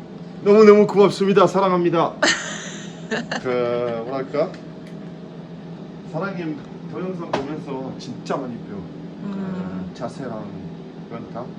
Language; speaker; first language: Korean; non-native, learner; French